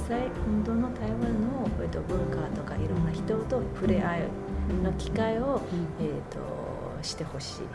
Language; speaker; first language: Japanese; non-native, fluent; Chinese